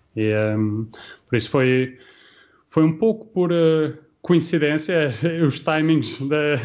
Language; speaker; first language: Portuguese; early bilingual, heritage; Portuguese